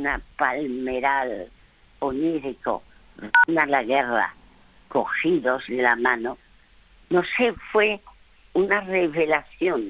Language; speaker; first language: Spanish; early bilingual, other home language; French